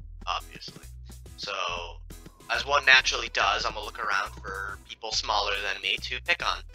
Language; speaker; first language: English; native; English